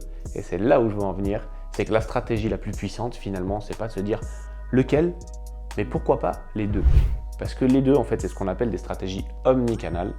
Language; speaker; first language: French; native; French